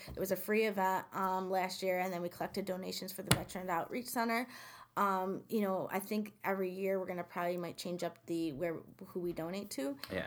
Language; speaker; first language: English; native; English